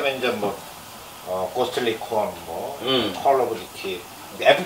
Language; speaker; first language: Korean; native; Korean